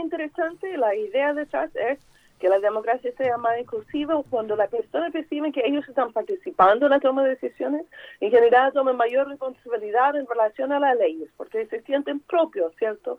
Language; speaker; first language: Spanish; non-native, fluent; English